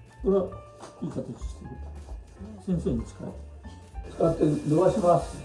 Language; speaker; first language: Japanese; native; Japanese